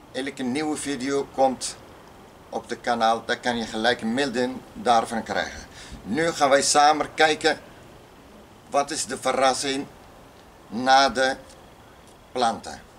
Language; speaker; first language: Dutch; non-native, learner; Arabic